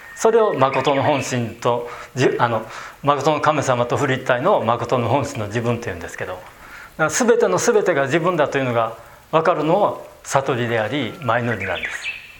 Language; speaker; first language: Japanese; native; Japanese